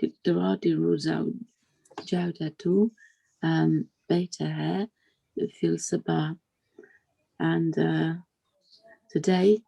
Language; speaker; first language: Arabic; non-native, learner; English